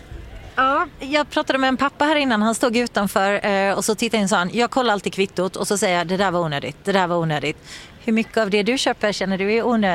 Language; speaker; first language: Swedish; native; Swedish